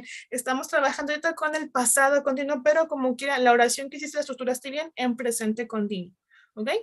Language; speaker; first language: Spanish; native; Spanish